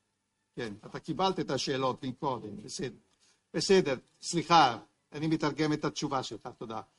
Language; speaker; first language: Hebrew; non-native, fluent; Italian